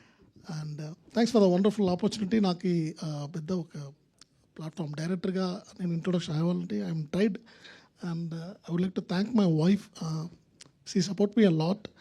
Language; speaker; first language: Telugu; non-native, local second language; Tamil